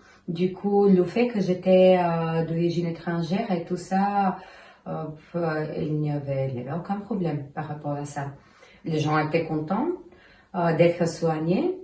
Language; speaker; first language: French; non-native, fluent; Bulgarian